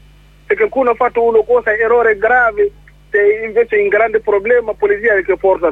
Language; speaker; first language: Italian; non-native, learner; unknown